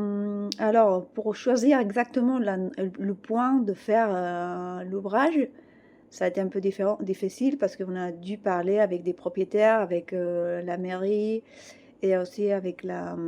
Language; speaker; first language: French; non-native, fluent; Catalan